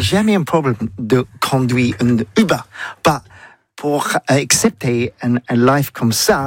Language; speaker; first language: French; non-native, learner; English